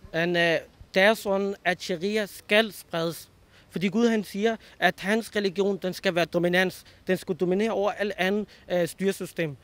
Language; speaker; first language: Danish; early bilingual, other home language; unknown